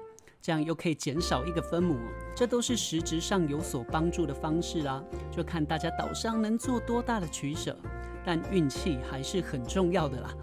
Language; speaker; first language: Chinese; native; Chinese